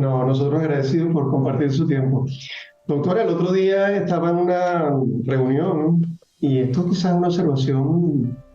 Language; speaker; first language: Spanish; native; Spanish